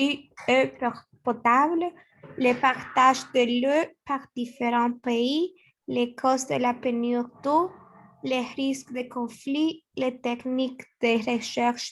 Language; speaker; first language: French; non-native, learner; Spanish